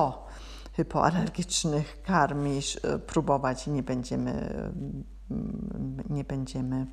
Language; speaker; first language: Polish; non-native, learner; German